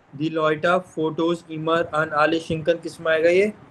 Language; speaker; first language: German; non-native, fluent; Hindi